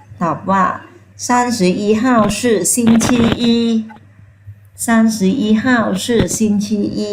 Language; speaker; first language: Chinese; non-native, fluent; Thai